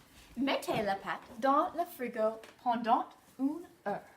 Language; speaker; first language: French; non-native, learner; English